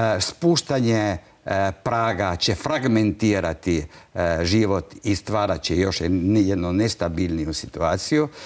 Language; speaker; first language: Croatian; non-native, local second language; Italian